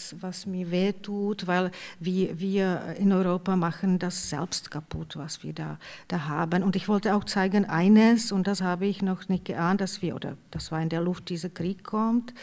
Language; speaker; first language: German; non-native, fluent; Czech